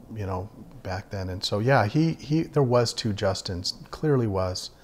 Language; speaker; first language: English; native; English